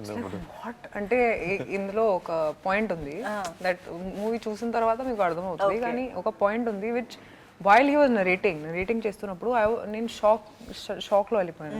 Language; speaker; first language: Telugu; non-native, learner; Hindi